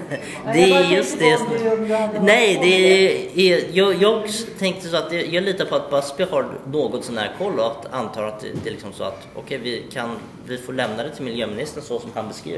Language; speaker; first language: Swedish; native; Swedish